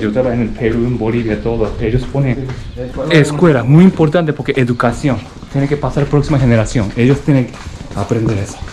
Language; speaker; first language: Spanish; non-native, learner; Japanese